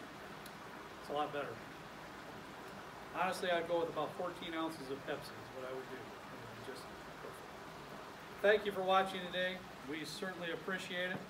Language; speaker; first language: English; native; English